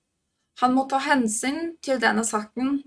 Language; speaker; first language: Norwegian; non-native, fluent; Polish